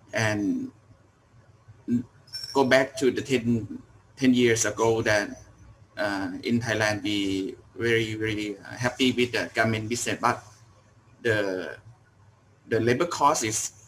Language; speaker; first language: English; non-native, learner; Thai